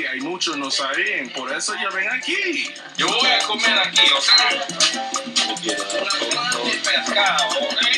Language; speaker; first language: Spanish; non-native, learner; English